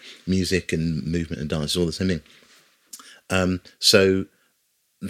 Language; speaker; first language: English; native; English